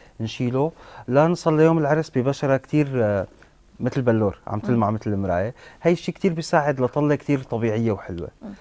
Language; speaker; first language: Arabic; native; Arabic